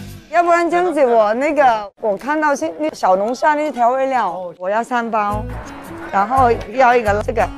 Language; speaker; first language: Chinese; non-native, local second language; Cantonese